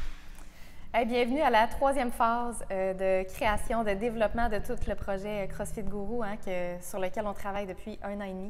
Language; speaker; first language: French; native; French